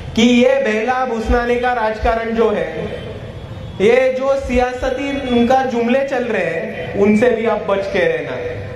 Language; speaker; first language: Hindi; non-native, local second language; Marathi